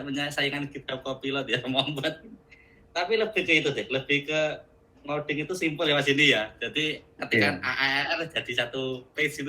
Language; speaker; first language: Indonesian; native; Indonesian